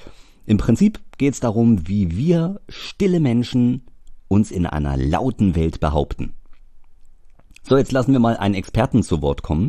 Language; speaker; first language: German; native; German